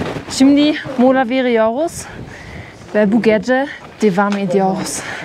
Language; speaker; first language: Turkish; non-native, learner; German